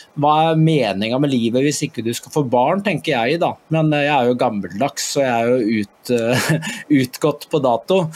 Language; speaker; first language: Norwegian; native; Norwegian